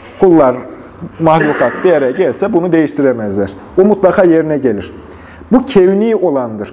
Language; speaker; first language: Turkish; native; Turkish